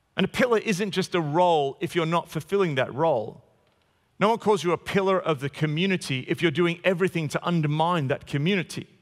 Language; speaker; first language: English; native; English